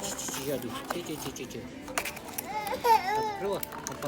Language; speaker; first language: Russian; non-native, local second language; Kazakh